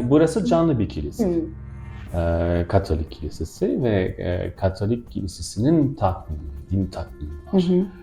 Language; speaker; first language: Turkish; non-native, fluent; French